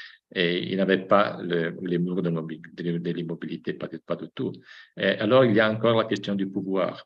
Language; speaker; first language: French; non-native, fluent; Italian